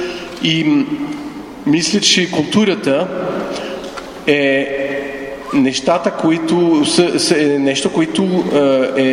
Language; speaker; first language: Bulgarian; non-native, fluent; French